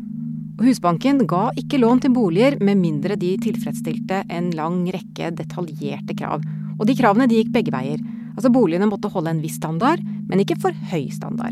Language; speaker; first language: Norwegian; native; Norwegian